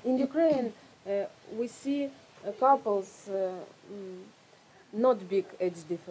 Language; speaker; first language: English; non-native, learner; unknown